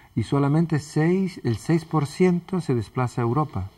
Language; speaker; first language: Spanish; early bilingual, other home language; Italian